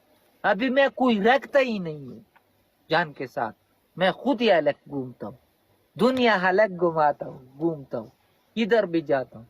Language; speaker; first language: Hindi; non-native, fluent; Pashto